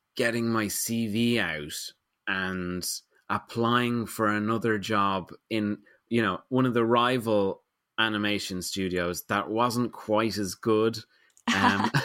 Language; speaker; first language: English; native; English